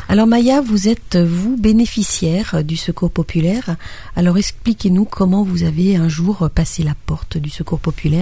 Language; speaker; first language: French; native; French